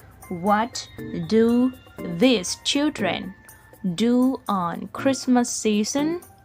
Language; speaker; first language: English; non-native, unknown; Thai